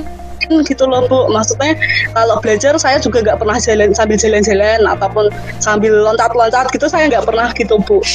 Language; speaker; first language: Indonesian; native; Indonesian